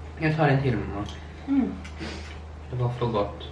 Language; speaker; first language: Swedish; early bilingual, other home language; Thai